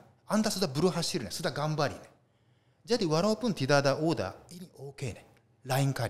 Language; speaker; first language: Indonesian; non-native, learner; Japanese